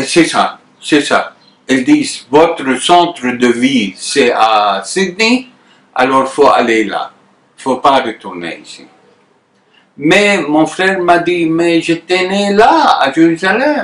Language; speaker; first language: French; non-native, fluent; Arabic